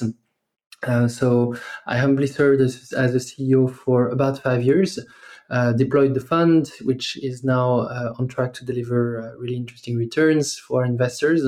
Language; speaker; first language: English; non-native, fluent; French